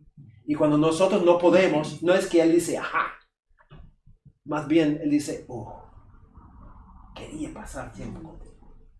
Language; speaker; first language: Spanish; non-native, fluent; English